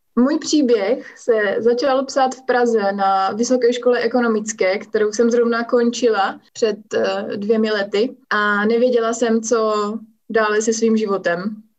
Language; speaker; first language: Czech; native; Czech